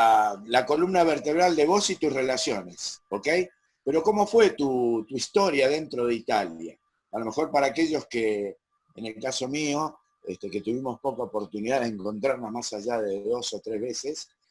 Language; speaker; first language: Spanish; native; Spanish